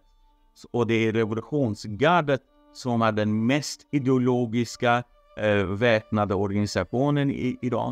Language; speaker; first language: Swedish; non-native, fluent; Persian